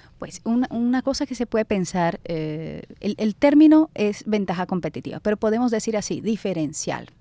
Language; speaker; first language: Spanish; non-native, fluent; Portuguese